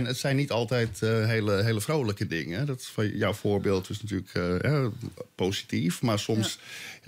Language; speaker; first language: Dutch; native; Dutch